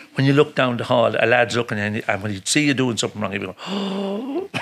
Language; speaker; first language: English; native; English